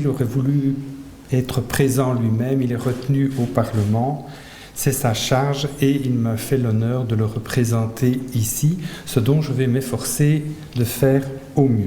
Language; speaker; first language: French; native; French